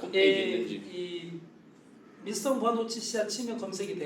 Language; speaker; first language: Korean; native; Korean